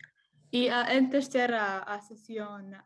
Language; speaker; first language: Spanish; non-native, learner; English